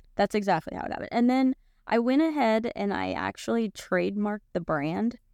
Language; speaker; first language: English; native; English